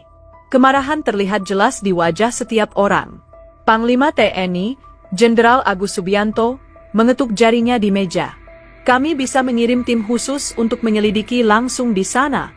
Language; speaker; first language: Indonesian; native; Indonesian